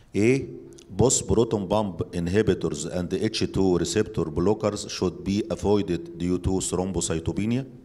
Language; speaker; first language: English; non-native, fluent; Arabic